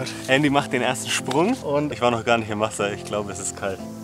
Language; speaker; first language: German; native; German